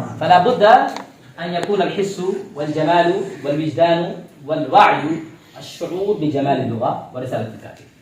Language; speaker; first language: Arabic; non-native, fluent; Urdu